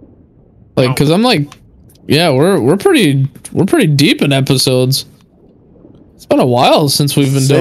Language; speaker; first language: English; native; English